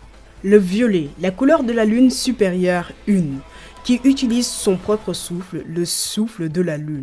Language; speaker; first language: French; native; French